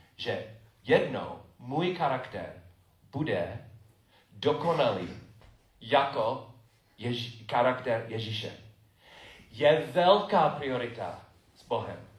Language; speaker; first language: Czech; non-native, fluent; English